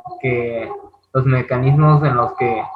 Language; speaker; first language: Spanish; native; Spanish